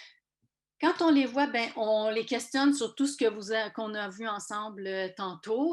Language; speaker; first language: French; native; French